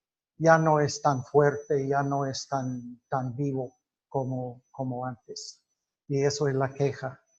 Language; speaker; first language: Spanish; non-native, fluent; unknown